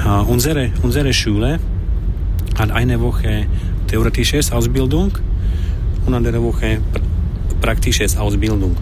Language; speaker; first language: German; non-native, learner; Slovak